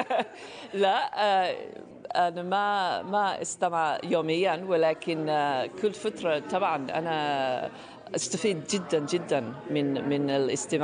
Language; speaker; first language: Arabic; non-native, fluent; English